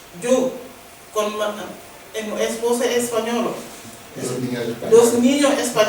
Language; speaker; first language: Spanish; non-native, learner; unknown